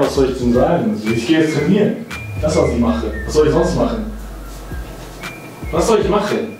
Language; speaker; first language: German; native; German